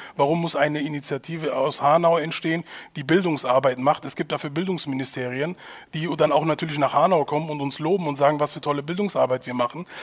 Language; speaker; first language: German; native; German